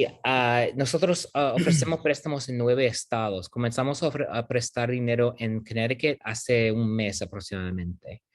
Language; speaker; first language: Spanish; non-native, fluent; English